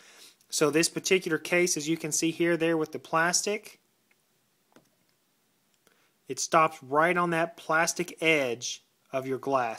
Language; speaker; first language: English; native; English